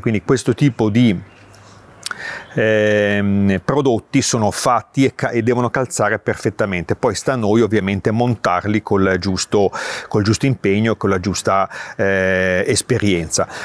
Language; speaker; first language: Italian; native; Italian